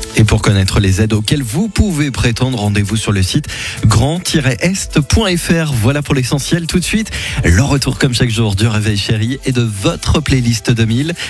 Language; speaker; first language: French; native; French